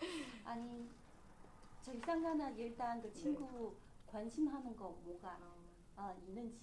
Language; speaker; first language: Korean; non-native, learner; Chinese